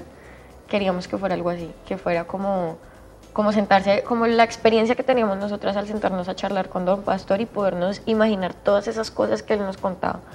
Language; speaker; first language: Spanish; native; Spanish